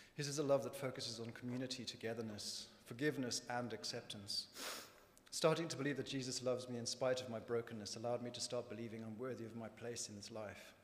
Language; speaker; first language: English; native; English